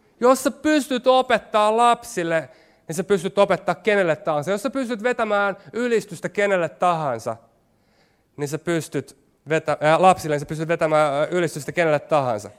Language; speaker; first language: Finnish; native; Finnish